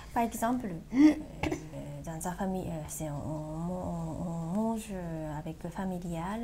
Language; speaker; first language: French; non-native, learner; Japanese